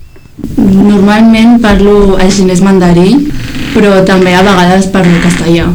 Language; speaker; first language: Catalan; early bilingual, other home language; Chinese